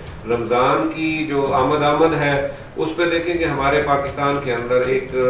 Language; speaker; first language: Urdu; native; Urdu